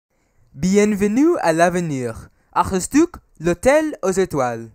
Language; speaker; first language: French; non-native, learner; English